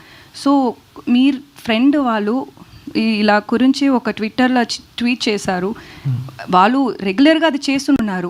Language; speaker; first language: Telugu; non-native, fluent; Tamil